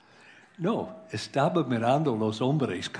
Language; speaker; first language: Spanish; non-native, learner; English